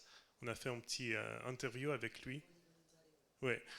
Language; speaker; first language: French; non-native, learner; Russian